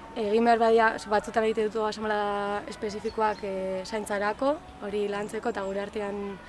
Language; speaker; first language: Basque; native; Basque